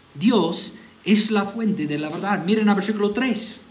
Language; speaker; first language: Spanish; non-native, fluent; English